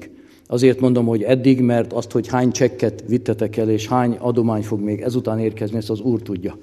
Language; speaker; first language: Hungarian; native; Hungarian